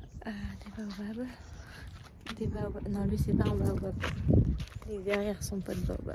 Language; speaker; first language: French; native; French